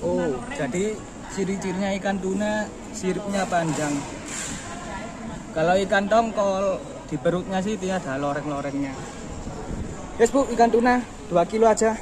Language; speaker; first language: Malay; non-native, local second language; Javanese